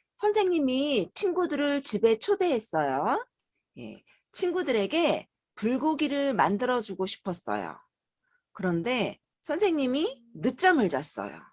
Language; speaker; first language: Korean; native; Korean